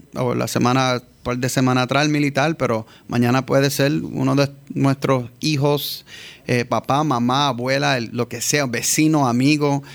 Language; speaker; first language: Spanish; early bilingual, heritage; Spanish